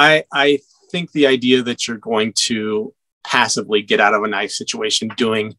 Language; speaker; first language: English; native; English